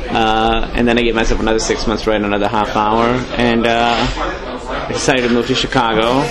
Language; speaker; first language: English; non-native, local second language; Urdu